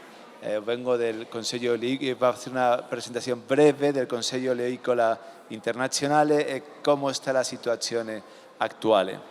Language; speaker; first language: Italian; non-native, learner; Spanish